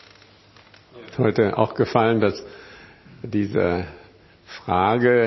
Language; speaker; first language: German; non-native, fluent; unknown